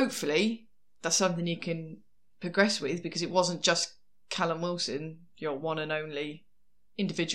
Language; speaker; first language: English; native; English